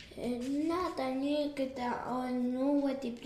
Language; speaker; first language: Welsh; non-native, learner; Spanish